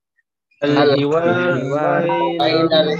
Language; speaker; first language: Arabic; non-native, learner; Indonesian